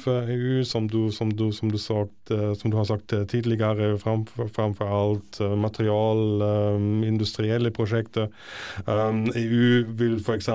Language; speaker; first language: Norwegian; non-native, fluent; German